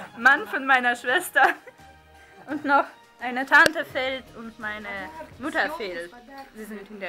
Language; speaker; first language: German; non-native, fluent; Russian